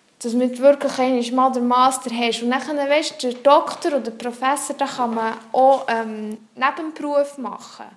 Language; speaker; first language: German; non-native, local second language; French